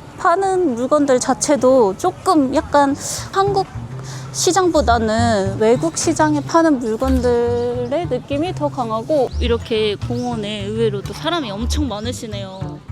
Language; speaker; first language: Korean; native; Korean